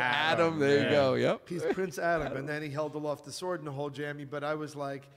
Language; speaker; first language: English; native; English